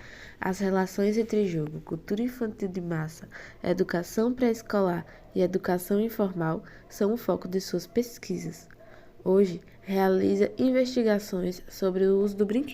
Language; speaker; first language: Portuguese; native; Portuguese